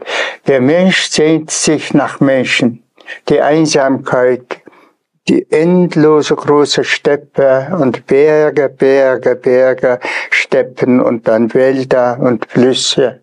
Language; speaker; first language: German; non-native, fluent; Tuvinian